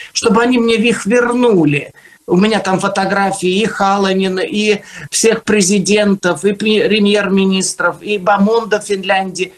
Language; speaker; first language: Russian; non-native, fluent; Finnish